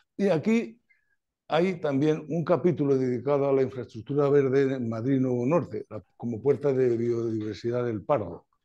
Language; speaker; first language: Spanish; native; Spanish